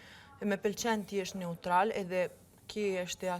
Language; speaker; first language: Albanian; early bilingual, heritage; Italian